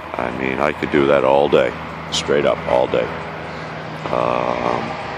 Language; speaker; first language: English; native; English